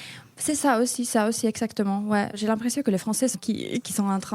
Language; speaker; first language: French; non-native, fluent; Finnish